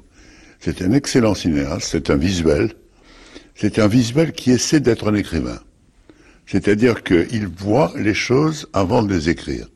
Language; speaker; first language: French; native; French